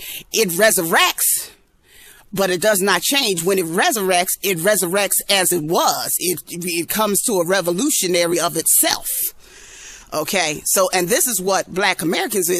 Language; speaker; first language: English; native; English